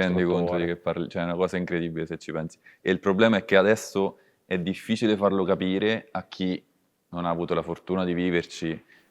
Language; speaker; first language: Italian; native; Italian